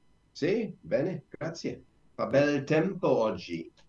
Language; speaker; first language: Italian; non-native, learner; English